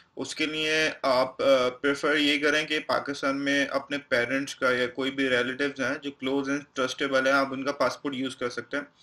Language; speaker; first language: Hindi; non-native, local second language; Punjabi